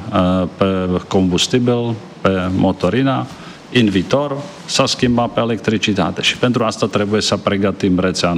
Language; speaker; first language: Romanian; non-native, fluent; Czech